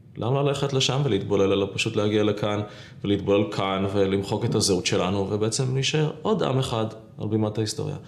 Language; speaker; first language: Hebrew; native; Hebrew